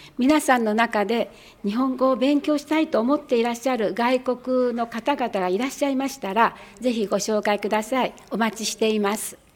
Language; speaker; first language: Japanese; native; Japanese